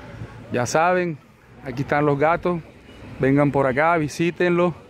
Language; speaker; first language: Spanish; native; Spanish